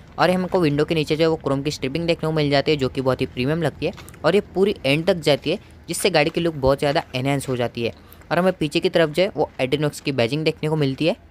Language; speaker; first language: Hindi; non-native, local second language; Marathi